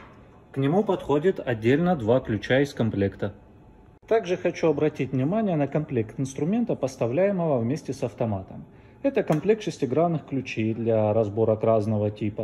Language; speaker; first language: Russian; native; Russian